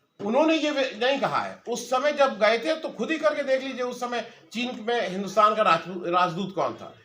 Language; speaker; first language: Hindi; native; Hindi